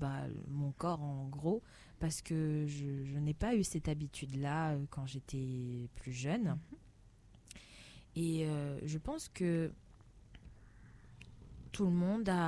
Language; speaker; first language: French; native; French